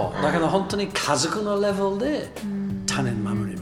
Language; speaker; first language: Japanese; non-native, learner; English